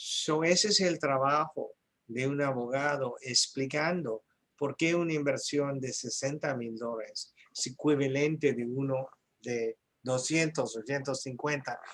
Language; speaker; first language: Spanish; early bilingual, heritage; English